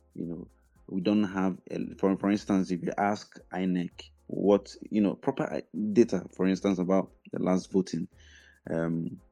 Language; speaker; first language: English; non-native, local second language; Igbo